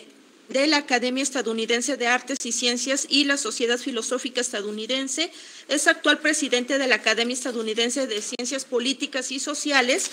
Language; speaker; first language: Spanish; native; Spanish